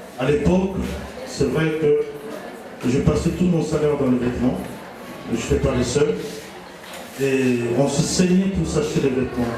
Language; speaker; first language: French; non-native, local second language; Lingala